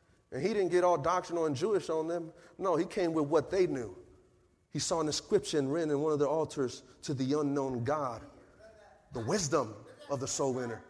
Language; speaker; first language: English; early bilingual, other home language; Spanish